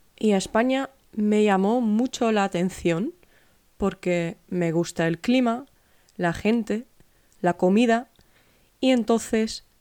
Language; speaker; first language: Spanish; non-native, fluent; Dutch